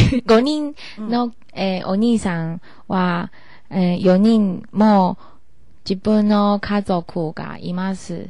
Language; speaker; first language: Japanese; non-native, learner; Chinese